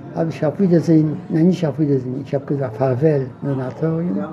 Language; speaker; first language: German; non-native, fluent; Polish